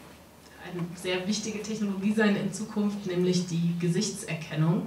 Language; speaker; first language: German; native; German